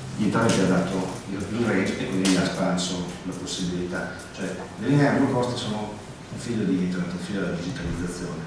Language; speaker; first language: Italian; early bilingual, heritage; Italian